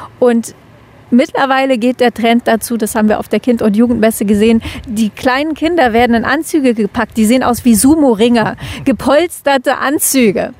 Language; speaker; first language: German; native; German